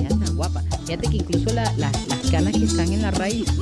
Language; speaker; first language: Spanish; native; Spanish